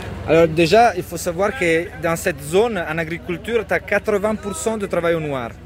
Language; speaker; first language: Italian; non-native, learner; French